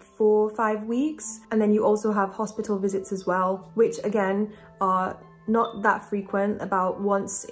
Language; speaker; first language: English; native; English